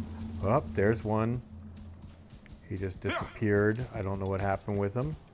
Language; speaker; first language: English; native; English